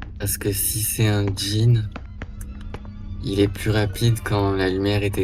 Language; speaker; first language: French; native; French